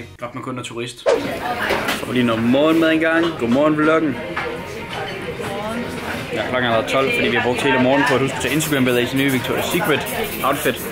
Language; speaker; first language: Danish; native; Danish